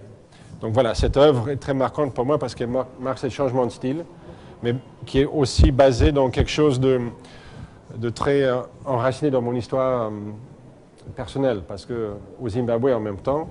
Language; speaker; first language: French; non-native, fluent; English